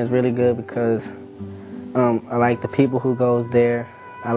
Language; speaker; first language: English; native; English